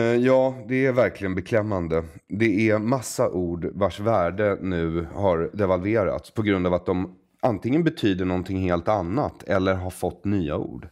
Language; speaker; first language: Swedish; native; Swedish